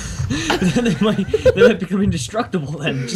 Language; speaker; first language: English; native; English